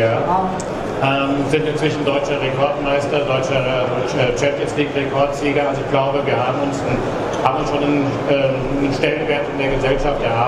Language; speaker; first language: German; native; German